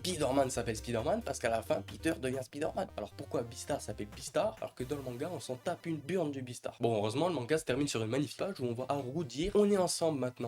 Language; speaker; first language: French; native; French